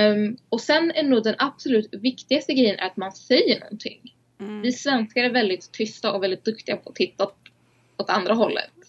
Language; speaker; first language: Swedish; early bilingual, other home language; Somali